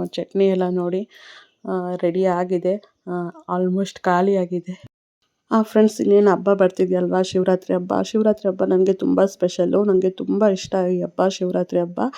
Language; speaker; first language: Kannada; non-native, local second language; Tamil